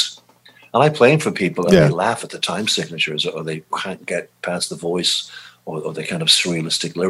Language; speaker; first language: English; native; English